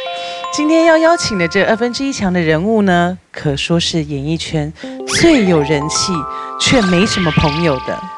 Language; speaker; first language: Chinese; native; Chinese